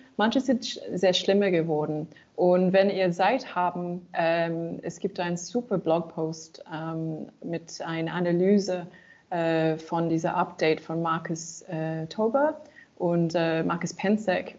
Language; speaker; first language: German; non-native, learner; English